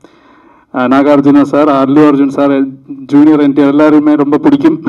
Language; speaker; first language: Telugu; non-native, learner; Malayalam